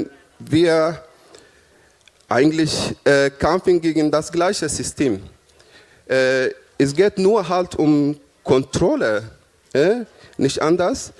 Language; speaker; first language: German; non-native, fluent; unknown